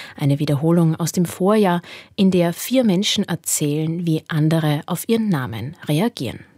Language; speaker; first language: German; native; German